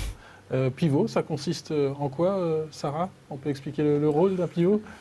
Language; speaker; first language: French; native; French